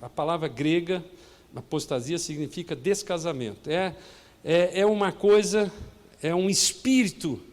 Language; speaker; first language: Portuguese; native; Portuguese